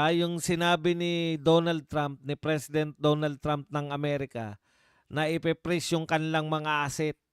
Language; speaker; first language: Filipino; native; Filipino